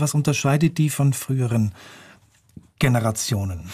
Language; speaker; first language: German; native; German